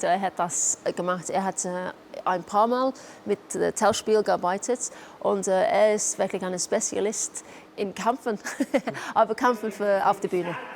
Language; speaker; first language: German; non-native, fluent; English